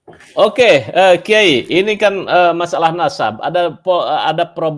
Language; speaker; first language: Indonesian; native; Indonesian